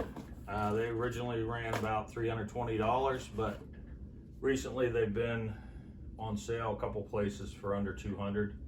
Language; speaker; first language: English; native; English